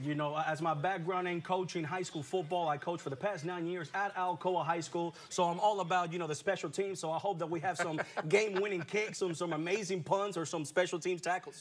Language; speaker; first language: English; early bilingual, other home language; Spanish